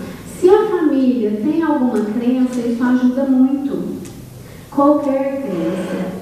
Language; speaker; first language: Portuguese; native; Portuguese